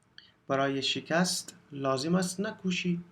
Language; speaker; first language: Persian; non-native, fluent; Urdu